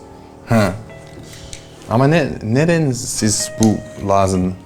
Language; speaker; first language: Turkish; non-native, learner; Dutch